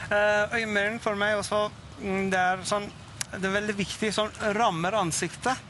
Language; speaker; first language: Norwegian; non-native, fluent; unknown